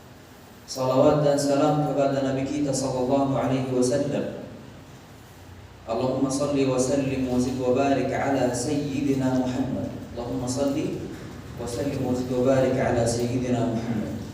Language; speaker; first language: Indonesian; non-native, fluent; Arabic